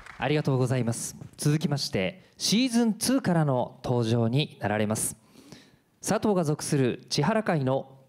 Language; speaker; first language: Japanese; native; Japanese